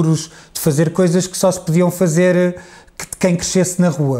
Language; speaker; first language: Portuguese; native; Portuguese